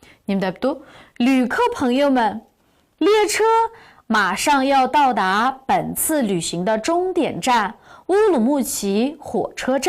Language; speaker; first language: Chinese; non-native, local second language; Uyghur